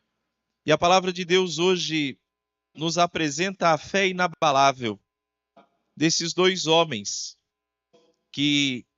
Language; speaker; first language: Portuguese; native; Portuguese